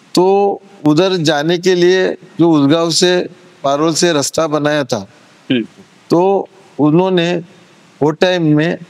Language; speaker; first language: Hindi; non-native, local second language; Marathi